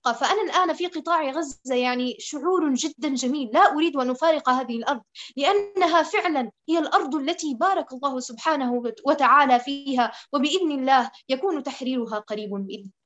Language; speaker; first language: Arabic; native; Arabic